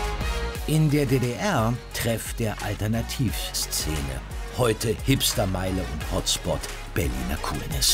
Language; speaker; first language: German; native; German